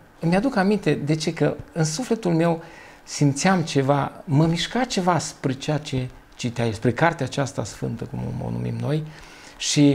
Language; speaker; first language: Romanian; native; Romanian